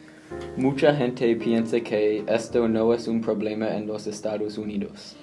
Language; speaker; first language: Spanish; non-native, learner; English